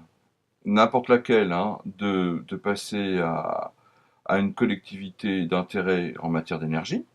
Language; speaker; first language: French; native; French